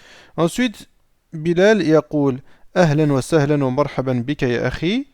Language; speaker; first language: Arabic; non-native, fluent; French